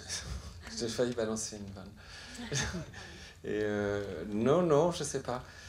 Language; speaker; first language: French; native; French